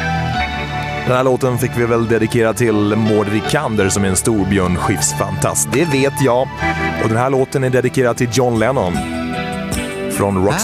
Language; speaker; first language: Swedish; native; Swedish